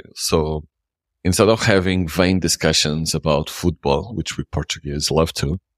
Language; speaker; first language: English; non-native, fluent; Portuguese